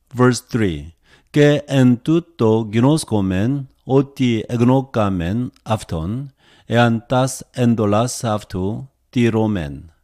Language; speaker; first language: Greek; non-native, learner; Korean